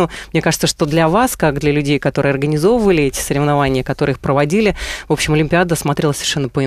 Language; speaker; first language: Russian; native; Russian